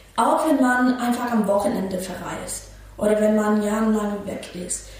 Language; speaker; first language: German; non-native, fluent; English